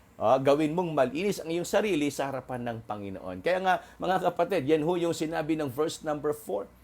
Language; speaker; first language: Filipino; non-native, local second language; Waray